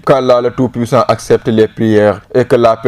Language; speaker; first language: French; non-native, local second language; Wolof